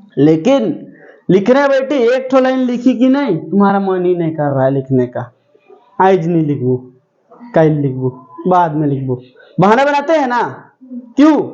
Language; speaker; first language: Hindi; non-native, local second language; Bangla